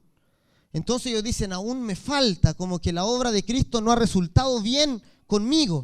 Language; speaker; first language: Spanish; native; Spanish